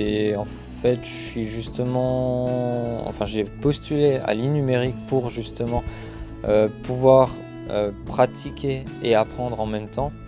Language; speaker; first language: French; native; French